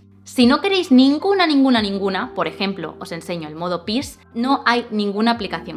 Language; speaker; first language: Spanish; native; Spanish